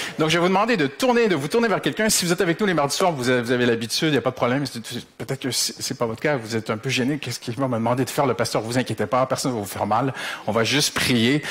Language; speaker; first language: French; native; French